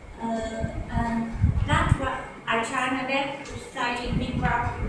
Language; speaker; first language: English; non-native, learner; Vietnamese